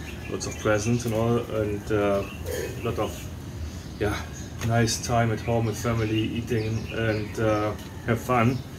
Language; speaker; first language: English; non-native, fluent; German